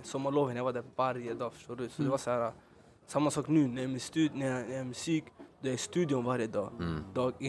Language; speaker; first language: Swedish; early bilingual, other home language; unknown